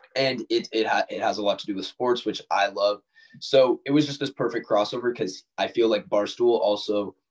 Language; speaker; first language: English; native; English